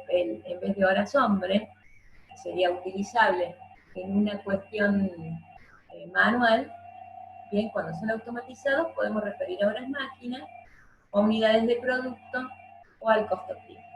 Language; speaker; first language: Spanish; native; Spanish